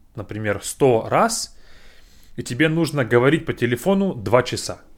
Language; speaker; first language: Russian; native; Russian